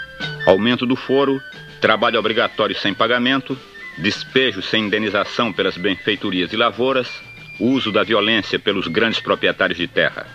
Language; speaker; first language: Portuguese; native; Portuguese